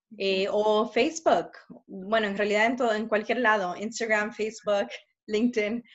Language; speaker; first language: Spanish; early bilingual, heritage; Spanish